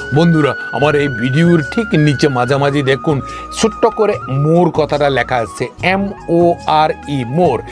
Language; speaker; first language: Bangla; non-native, local second language; Konkani